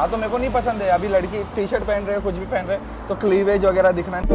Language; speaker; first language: Hindi; native; Hindi